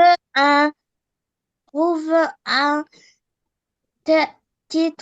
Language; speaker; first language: French; non-native, learner; Arabic